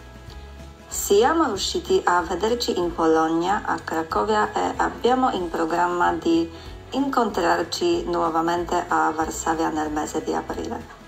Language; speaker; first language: Italian; non-native, fluent; Polish